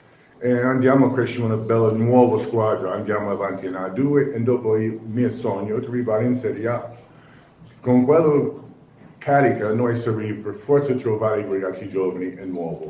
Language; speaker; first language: Italian; non-native, learner; English